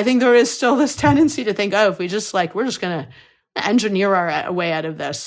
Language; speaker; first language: English; native; English